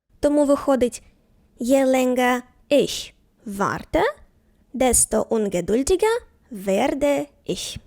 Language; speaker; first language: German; non-native, fluent; Ukrainian